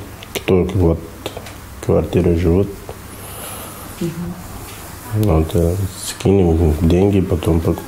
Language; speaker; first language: Russian; non-native, learner; Uzbek